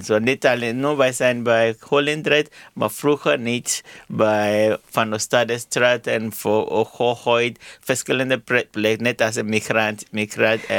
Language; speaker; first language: Dutch; non-native, learner; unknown